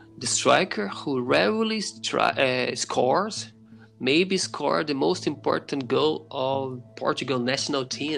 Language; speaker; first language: English; non-native, fluent; Portuguese